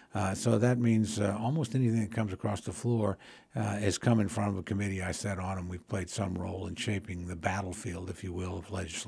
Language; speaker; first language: English; native; English